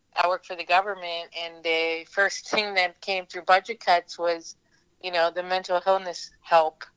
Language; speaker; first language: English; native; English